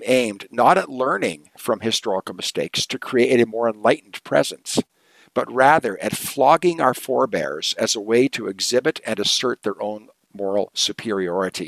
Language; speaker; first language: English; native; English